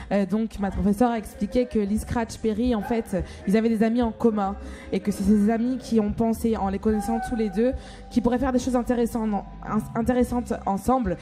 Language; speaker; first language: French; native; French